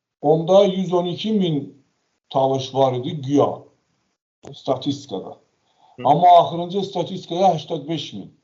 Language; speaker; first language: Azerbaijani; non-native, local second language; Talysh